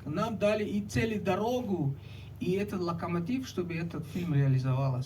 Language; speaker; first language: Russian; non-native, local second language; Tajik